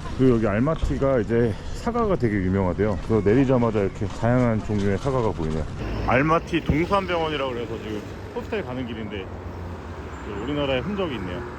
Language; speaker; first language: Korean; native; Korean